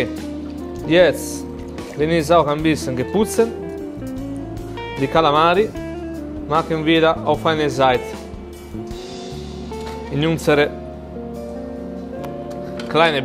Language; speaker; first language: German; non-native, learner; Italian